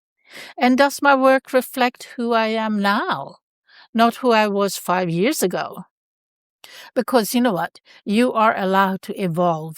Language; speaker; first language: English; non-native, fluent; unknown